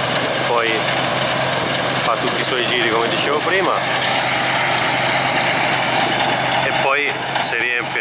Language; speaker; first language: Italian; native; Italian